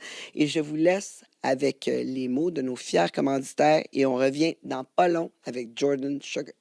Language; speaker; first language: French; native; French